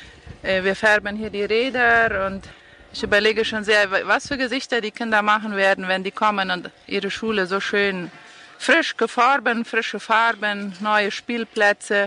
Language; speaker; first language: German; non-native, local second language; Spanish